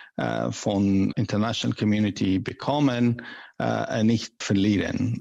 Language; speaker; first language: German; non-native, learner; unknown